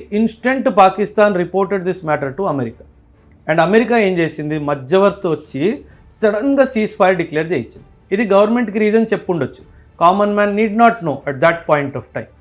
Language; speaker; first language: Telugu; non-native, local second language; Punjabi